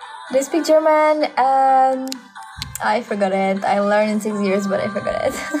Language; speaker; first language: English; non-native, fluent; Czech